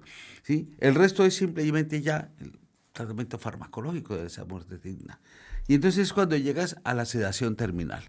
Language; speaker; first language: Spanish; native; Spanish